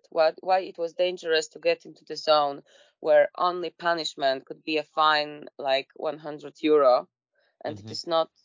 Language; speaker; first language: English; non-native, fluent; Polish